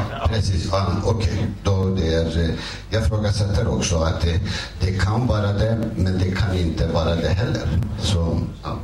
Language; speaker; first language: Swedish; non-native, fluent; Kurdish